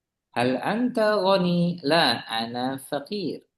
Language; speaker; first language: Arabic; non-native, fluent; Indonesian